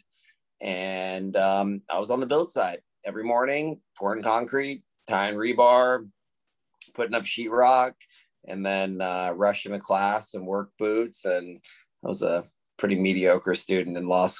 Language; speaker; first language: English; native; English